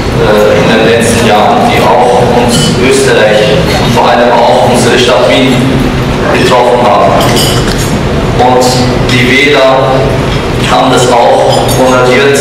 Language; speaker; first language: German; non-native, fluent; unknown